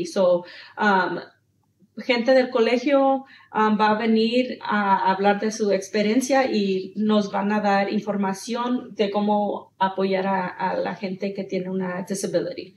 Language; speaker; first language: Spanish; early bilingual, heritage; Spanish